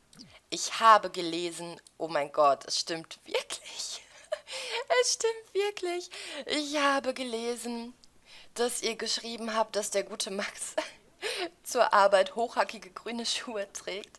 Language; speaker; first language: German; native; German